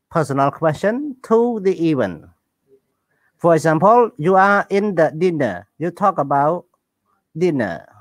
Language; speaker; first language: English; non-native, learner; Khmer